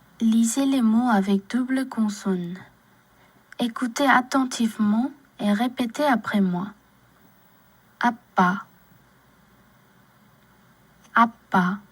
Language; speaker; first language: French; non-native, learner; Korean